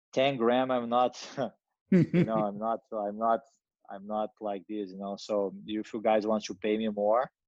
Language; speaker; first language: English; non-native, learner; Portuguese